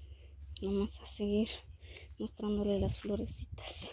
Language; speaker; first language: Spanish; native; Spanish